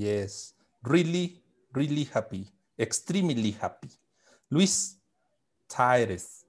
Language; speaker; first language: English; non-native, fluent; Spanish